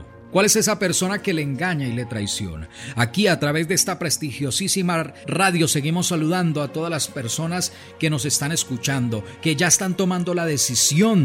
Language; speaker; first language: Spanish; native; Spanish